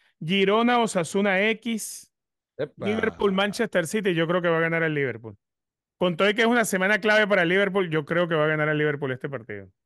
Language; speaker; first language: Spanish; native; Spanish